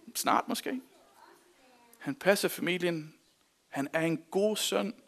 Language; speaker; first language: Danish; non-native, fluent; English